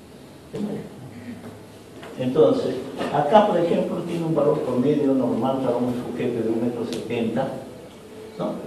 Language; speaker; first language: Spanish; native; Spanish